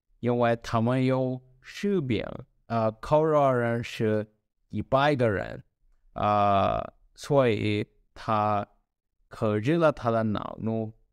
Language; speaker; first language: Chinese; non-native, learner; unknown